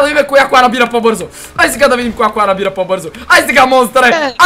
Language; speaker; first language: Bulgarian; native; Bulgarian